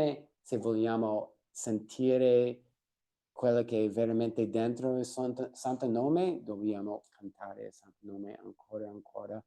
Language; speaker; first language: Italian; non-native, fluent; English